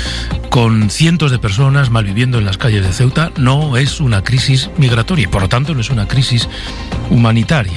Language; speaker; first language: Spanish; native; Spanish